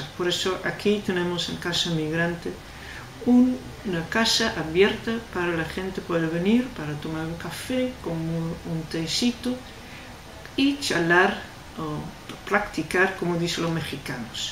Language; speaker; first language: Spanish; non-native, fluent; Dutch